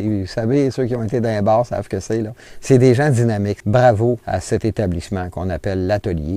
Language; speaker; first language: French; native; French